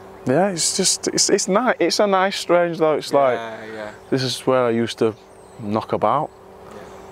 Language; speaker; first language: English; native; English